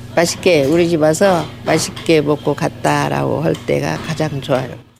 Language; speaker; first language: Korean; native; Korean